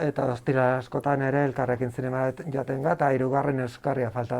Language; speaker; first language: Basque; non-native, local second language; Catalan